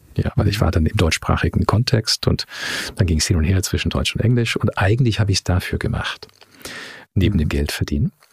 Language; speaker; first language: German; early bilingual, heritage; German